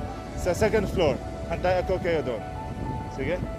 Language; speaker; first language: Filipino; non-native, learner; Arabic